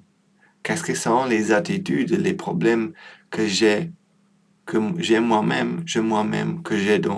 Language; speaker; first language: French; non-native, learner; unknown